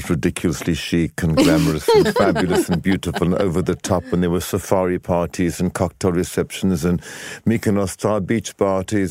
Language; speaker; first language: English; native; English